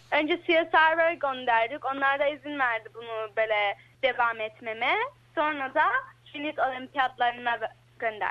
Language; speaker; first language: Turkish; early bilingual, heritage; Turkish